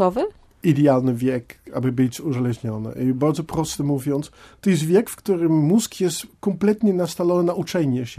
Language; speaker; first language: Polish; non-native, fluent; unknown